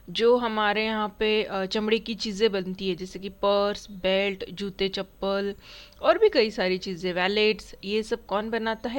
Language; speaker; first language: Hindi; non-native, local second language; Marathi